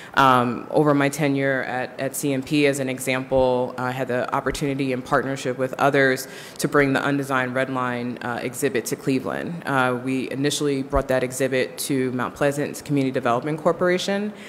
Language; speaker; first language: English; native; English